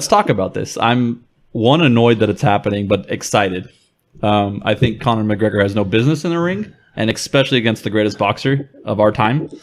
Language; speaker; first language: English; native; English